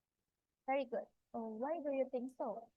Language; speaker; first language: English; non-native, fluent; Indonesian